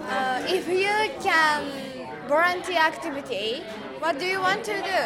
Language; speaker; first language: English; non-native, learner; Japanese